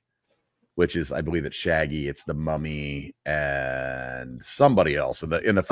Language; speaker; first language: English; native; English